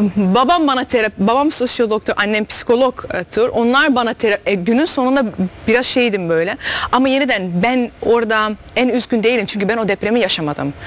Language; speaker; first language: Turkish; early bilingual, heritage; Turkish